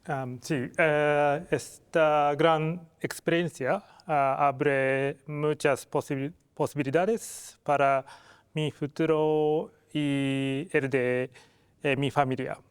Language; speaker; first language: Spanish; non-native, learner; Japanese